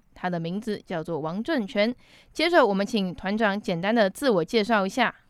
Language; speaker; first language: Chinese; native; Chinese